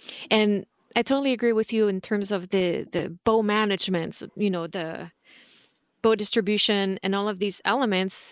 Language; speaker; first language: English; non-native, fluent; French